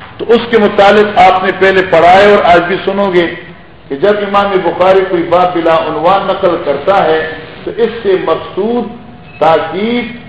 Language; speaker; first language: Urdu; non-native, local second language; Northern Hindko